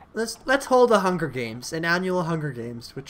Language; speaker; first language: English; native; English